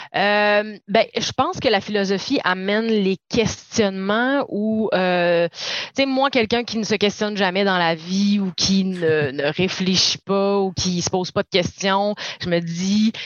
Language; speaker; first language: French; native; French